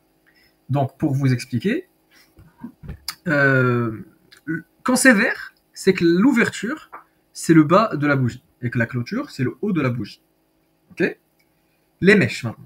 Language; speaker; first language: French; native; French